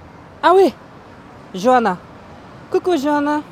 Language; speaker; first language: French; non-native, learner; Japanese